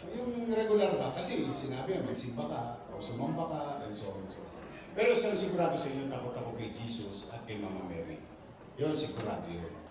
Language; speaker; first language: Filipino; native; Filipino